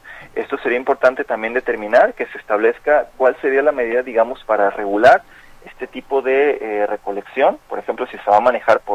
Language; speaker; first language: Spanish; native; Spanish